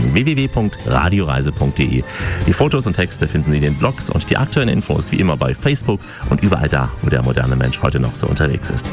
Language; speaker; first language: German; native; German